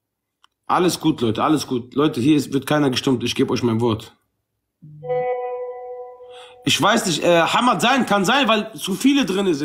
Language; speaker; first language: German; non-native, local second language; Arabic